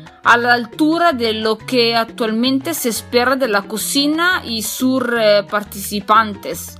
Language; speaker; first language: Italian; native; Italian